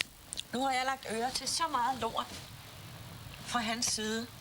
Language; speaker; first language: Danish; native; Danish